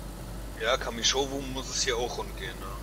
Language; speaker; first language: German; native; German